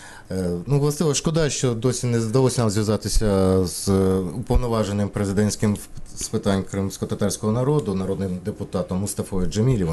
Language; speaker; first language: Ukrainian; native; Ukrainian